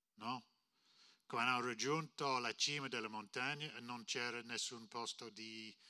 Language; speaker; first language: Italian; non-native, fluent; English